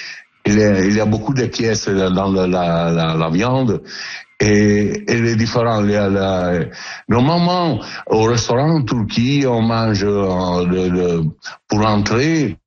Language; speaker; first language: French; non-native, learner; Italian